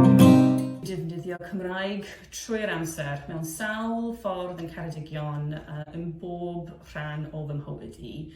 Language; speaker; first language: Welsh; non-native, fluent; English